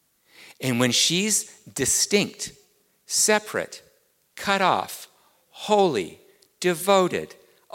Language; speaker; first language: English; native; English